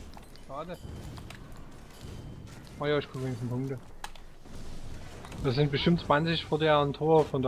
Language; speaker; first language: German; native; German